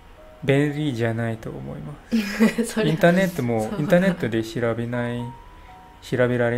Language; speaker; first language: Japanese; non-native, learner; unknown